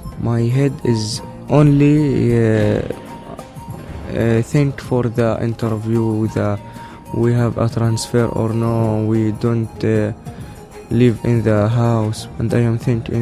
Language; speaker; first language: English; non-native, learner; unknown